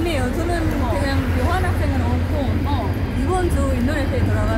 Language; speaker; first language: Korean; non-native, learner; Indonesian